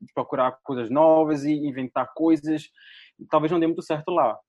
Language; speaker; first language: Portuguese; native; Portuguese